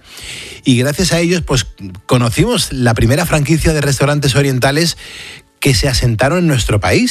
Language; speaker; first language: Spanish; native; Spanish